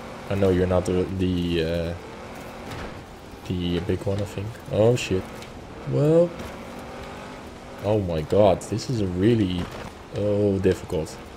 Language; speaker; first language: English; non-native, fluent; Dutch